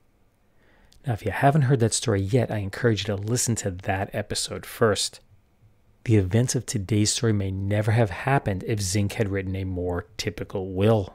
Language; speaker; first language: English; native; English